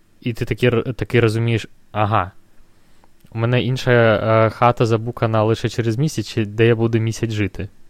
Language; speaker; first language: Ukrainian; non-native, local second language; Russian